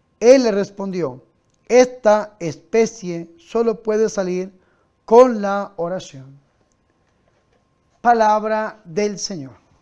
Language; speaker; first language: Spanish; native; Spanish